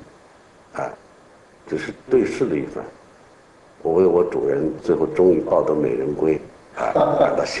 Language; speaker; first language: Chinese; native; Chinese